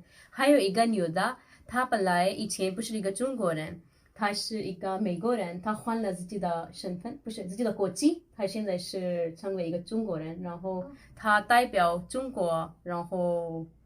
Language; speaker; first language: Chinese; non-native, fluent; Urdu